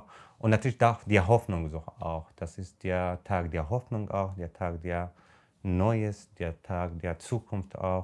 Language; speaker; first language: German; non-native, fluent; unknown